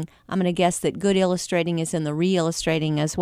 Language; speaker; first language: English; native; English